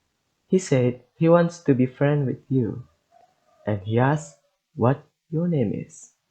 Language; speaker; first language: English; non-native, learner; Indonesian